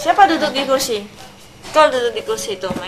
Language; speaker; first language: Indonesian; native; Indonesian